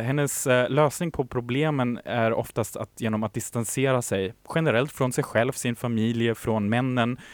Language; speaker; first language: Swedish; native; Swedish